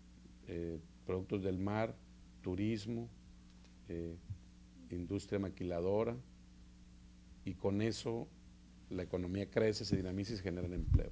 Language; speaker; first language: Spanish; native; Spanish